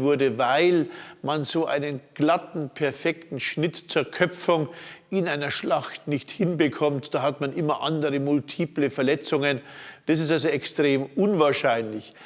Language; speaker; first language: German; native; German